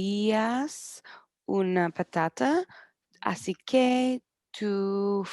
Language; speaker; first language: Spanish; non-native, learner; English